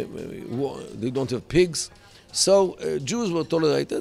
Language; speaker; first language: English; non-native, fluent; Hebrew